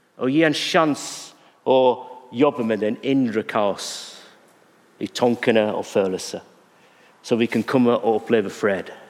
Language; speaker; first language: Norwegian; non-native, fluent; English